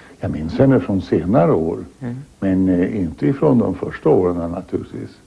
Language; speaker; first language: Swedish; native; Swedish